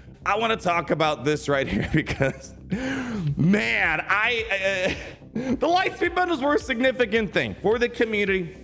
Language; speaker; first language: English; native; English